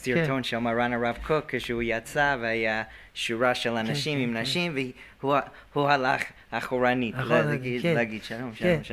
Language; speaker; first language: Hebrew; native; Hebrew